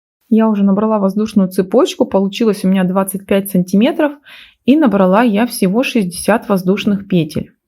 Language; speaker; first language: Russian; native; Russian